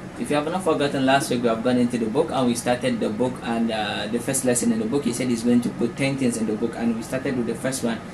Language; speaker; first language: English; non-native, local second language; Hausa